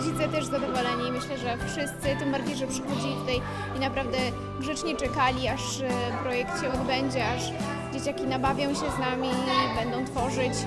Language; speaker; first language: Polish; native; Polish